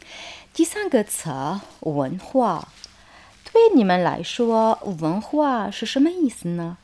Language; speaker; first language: Chinese; non-native, fluent; Arabic